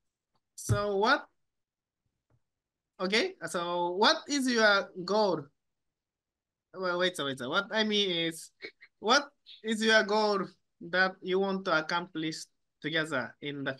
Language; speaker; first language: English; non-native, learner; Japanese